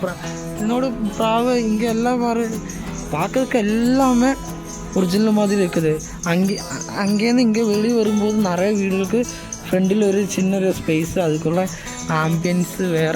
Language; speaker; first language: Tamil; non-native, learner; Malayalam